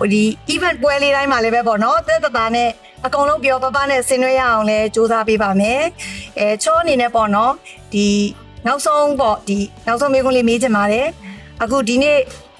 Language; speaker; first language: Burmese; native; Burmese